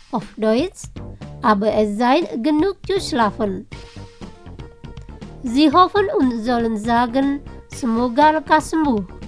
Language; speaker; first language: German; non-native, fluent; Indonesian